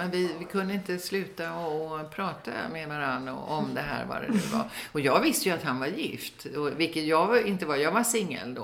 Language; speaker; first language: Swedish; native; Swedish